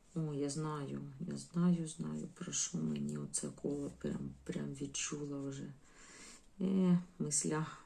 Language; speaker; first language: Ukrainian; non-native, local second language; Russian